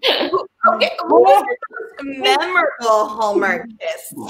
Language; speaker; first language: English; native; English